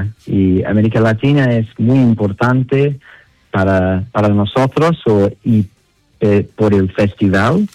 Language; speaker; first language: Spanish; non-native, learner; English